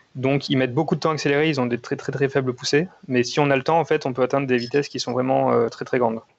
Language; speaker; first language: French; native; French